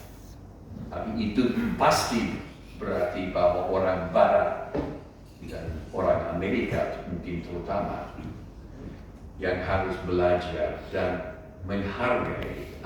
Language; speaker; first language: Indonesian; non-native, fluent; English